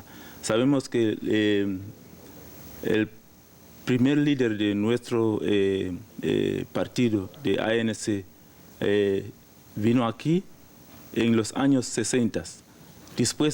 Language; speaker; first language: Spanish; non-native, learner; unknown